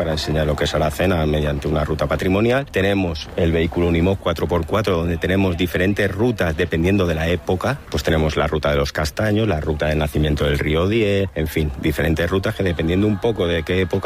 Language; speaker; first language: Spanish; native; Spanish